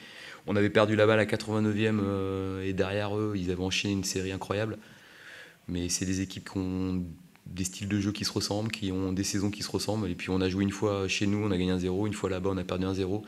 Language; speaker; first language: French; native; French